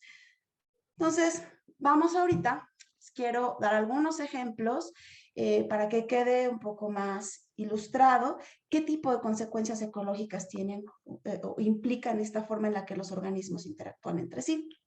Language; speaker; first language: Spanish; native; Spanish